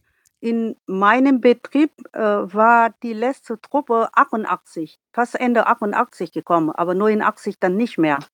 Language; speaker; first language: German; non-native, learner; Vietnamese